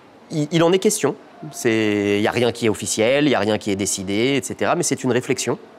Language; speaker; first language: French; native; French